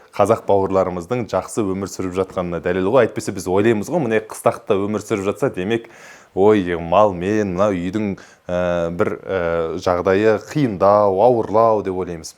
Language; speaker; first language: Kazakh; native; Kazakh